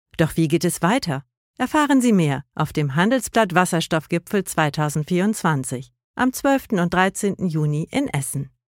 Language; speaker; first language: German; native; German